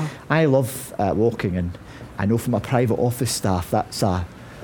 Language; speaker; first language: English; native; English